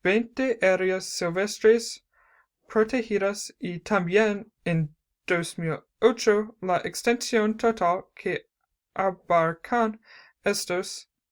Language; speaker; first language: Spanish; non-native, learner; English